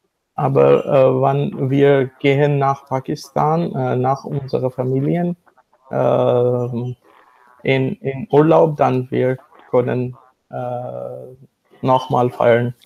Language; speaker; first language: German; non-native, learner; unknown